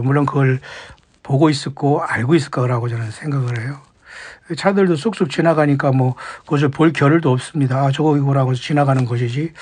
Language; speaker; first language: Korean; native; Korean